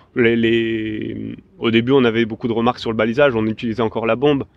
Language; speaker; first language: French; native; French